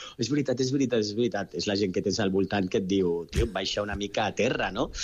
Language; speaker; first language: Catalan; non-native, local second language; Spanish